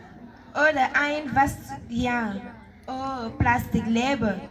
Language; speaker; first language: German; non-native, learner; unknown